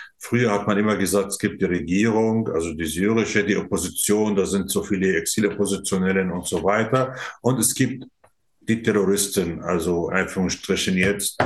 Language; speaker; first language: German; non-native, fluent; Arabic